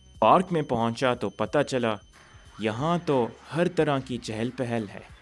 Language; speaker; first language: Urdu; early bilingual, heritage; Urdu